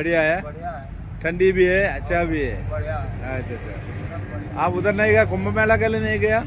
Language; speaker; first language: Hindi; non-native, local second language; Malayalam